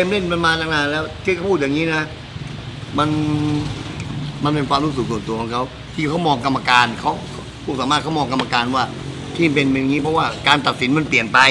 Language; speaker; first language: Thai; native; Thai